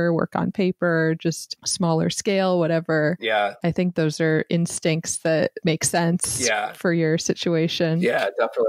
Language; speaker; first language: English; native; English